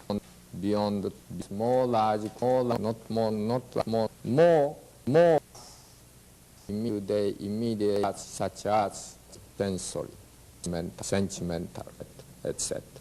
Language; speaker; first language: English; non-native, learner; Japanese